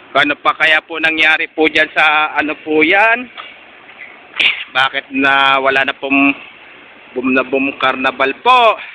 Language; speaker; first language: Filipino; native; Filipino